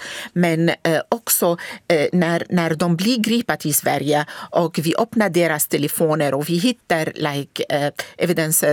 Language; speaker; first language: Swedish; non-native, fluent; Arabic